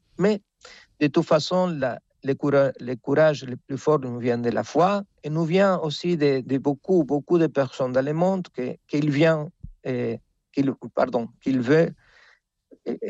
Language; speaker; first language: French; non-native, fluent; Spanish